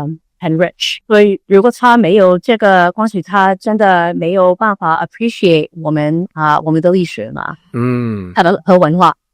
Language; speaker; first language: Chinese; non-native, learner; Cantonese